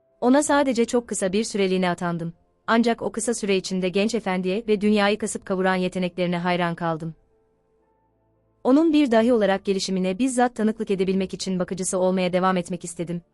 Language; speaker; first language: Turkish; native; Turkish